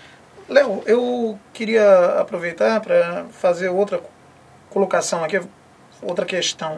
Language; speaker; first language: Portuguese; native; Portuguese